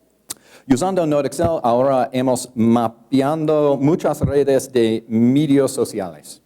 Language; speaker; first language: Spanish; non-native, learner; English